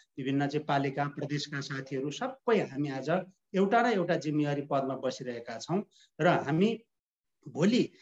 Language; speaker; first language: Nepali; non-native, local second language; Sherpa